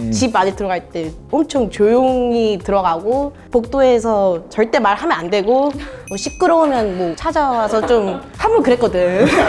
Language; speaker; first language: Korean; early bilingual, heritage; Korean